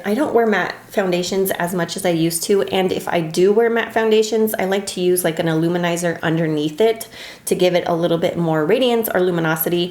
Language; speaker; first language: English; native; English